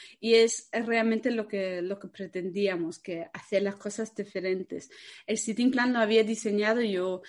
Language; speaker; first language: Spanish; non-native, fluent; German